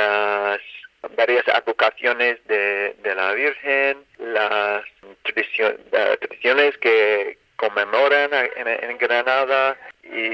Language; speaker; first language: Spanish; non-native, fluent; English